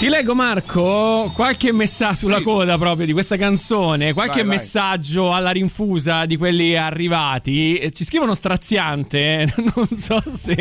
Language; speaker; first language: Italian; native; Italian